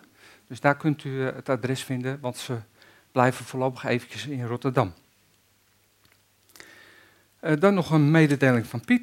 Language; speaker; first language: Dutch; native; Dutch